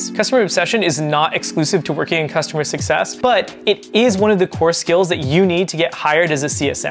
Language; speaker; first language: English; native; English